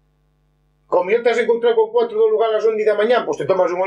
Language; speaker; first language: Spanish; non-native, local second language; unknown